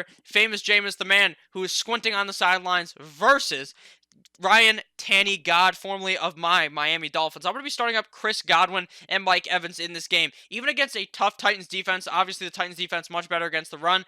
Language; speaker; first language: English; native; English